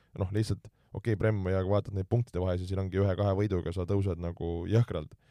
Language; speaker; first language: Estonian; native; Estonian